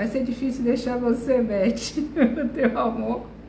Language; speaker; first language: Portuguese; native; Portuguese